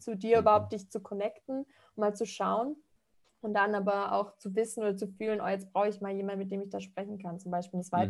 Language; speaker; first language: German; native; German